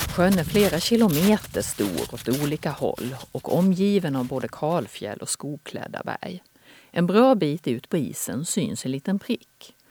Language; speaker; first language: Swedish; native; Swedish